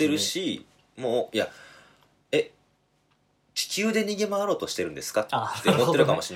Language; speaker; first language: Japanese; native; Japanese